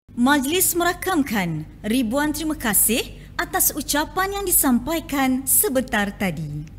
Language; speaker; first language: Malay; native; Malay